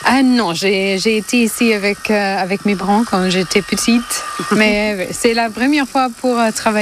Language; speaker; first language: French; non-native, learner; German